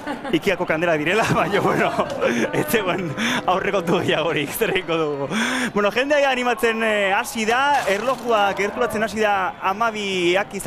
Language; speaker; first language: Basque; native; Basque